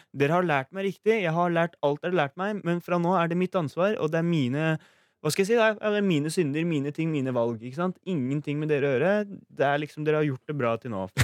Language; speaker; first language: Norwegian; early bilingual, other home language; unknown